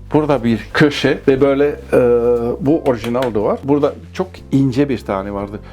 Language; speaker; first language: Turkish; non-native, fluent; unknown